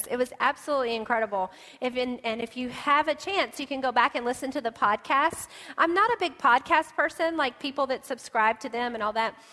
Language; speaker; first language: English; native; English